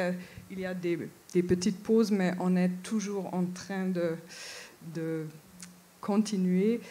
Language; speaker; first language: French; non-native, fluent; German